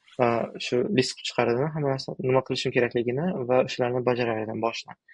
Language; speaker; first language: Uzbek; early bilingual, other home language; Tajik